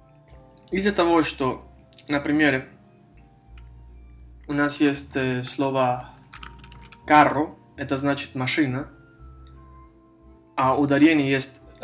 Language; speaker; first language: Russian; non-native, fluent; Spanish